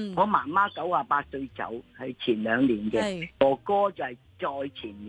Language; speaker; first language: Cantonese; native; Cantonese